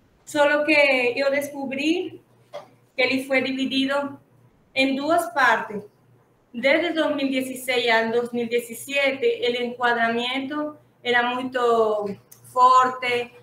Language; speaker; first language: Portuguese; non-native, fluent; Spanish